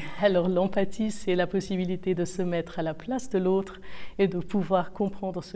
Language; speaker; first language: French; non-native, local second language; Arabic